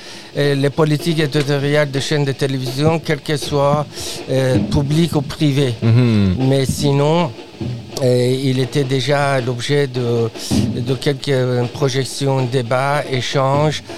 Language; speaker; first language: French; non-native, fluent; Persian